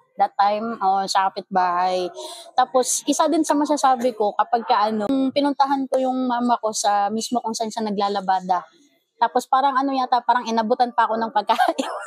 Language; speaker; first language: Filipino; non-native, local second language; Cebuano